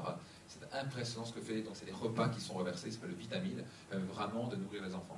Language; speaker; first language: French; native; French